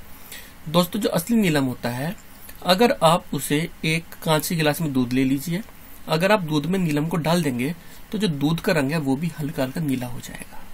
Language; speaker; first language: Hindi; native; Hindi